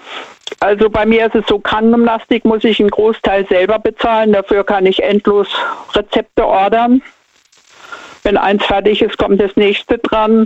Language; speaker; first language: German; native; German